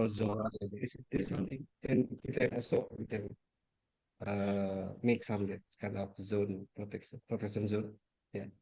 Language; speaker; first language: English; non-native, learner; Indonesian